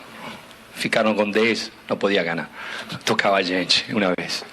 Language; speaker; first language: Portuguese; non-native, fluent; Spanish